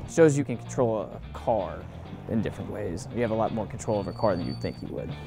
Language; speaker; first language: English; native; English